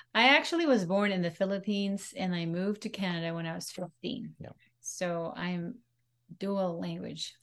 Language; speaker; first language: English; non-native, local second language; Pampanga